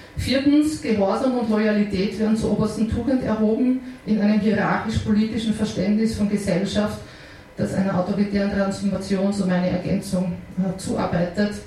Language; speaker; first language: German; native; German